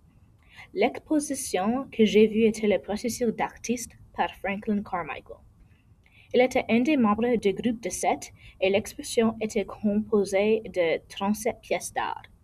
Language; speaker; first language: French; non-native, learner; English